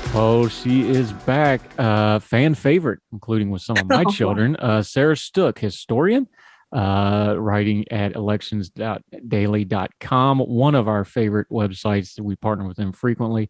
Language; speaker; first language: English; native; English